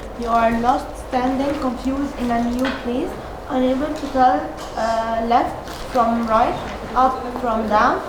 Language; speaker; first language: English; non-native, learner; Arabic